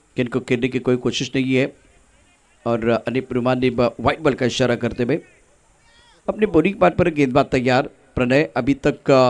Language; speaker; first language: Hindi; non-native, local second language; Marathi